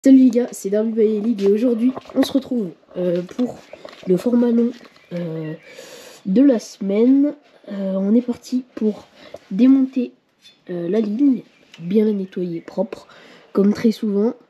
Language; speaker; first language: French; native; French